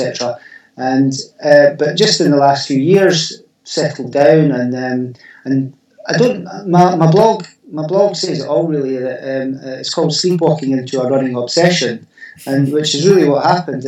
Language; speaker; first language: English; native; English